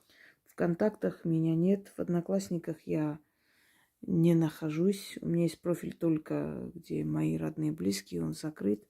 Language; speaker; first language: Russian; native; Russian